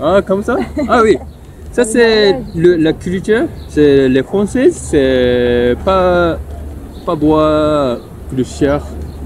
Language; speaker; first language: French; non-native, learner; Japanese